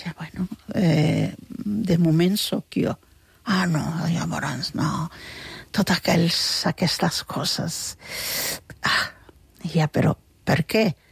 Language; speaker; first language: Catalan; non-native, fluent; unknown